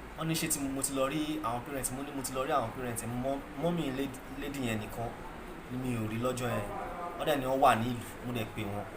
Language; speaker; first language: Yoruba; non-native, local second language; Igbo